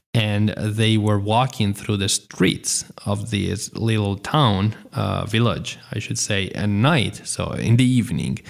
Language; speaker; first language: English; non-native, fluent; Italian